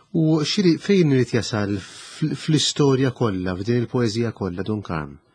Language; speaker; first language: Maltese; native; Maltese